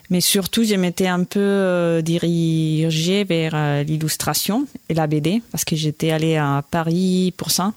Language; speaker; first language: French; non-native, fluent; Spanish